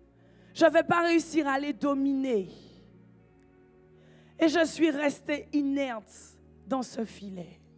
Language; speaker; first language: French; native; French